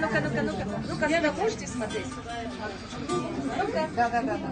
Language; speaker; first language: Russian; native; Russian